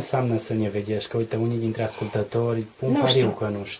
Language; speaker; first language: Romanian; native; Romanian